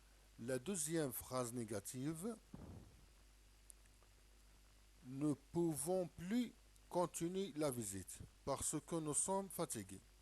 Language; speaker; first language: French; non-native, local second language; Arabic